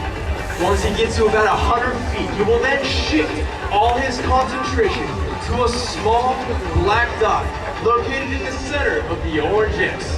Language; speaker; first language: English; native; English